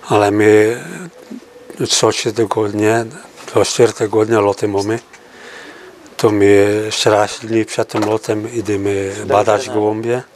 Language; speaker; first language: Polish; early bilingual, heritage; Polish